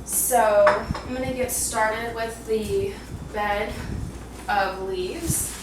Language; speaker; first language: English; native; English